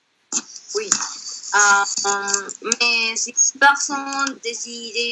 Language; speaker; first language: French; non-native, learner; Spanish